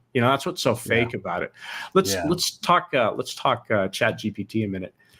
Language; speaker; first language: English; native; English